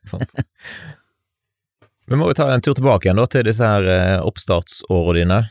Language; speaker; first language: Norwegian; native; Norwegian